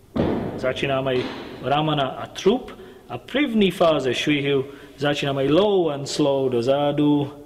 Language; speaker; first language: Czech; non-native, learner; English